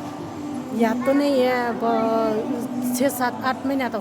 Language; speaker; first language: Hindi; non-native, local second language; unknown